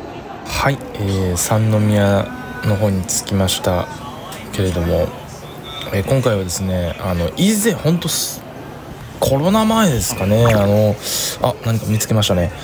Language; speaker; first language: Japanese; native; Japanese